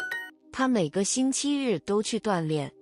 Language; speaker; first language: Chinese; non-native, learner; English